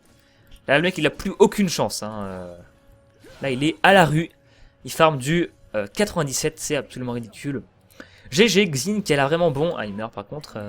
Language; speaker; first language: French; native; French